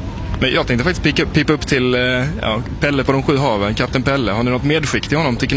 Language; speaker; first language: Swedish; native; Swedish